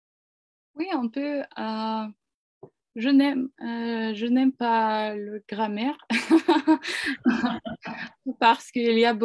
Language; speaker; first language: French; non-native, learner; Ukrainian